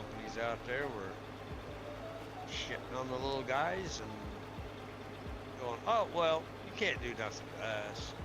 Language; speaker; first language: English; native; English